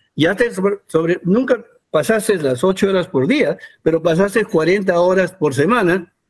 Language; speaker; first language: Spanish; early bilingual, heritage; Spanish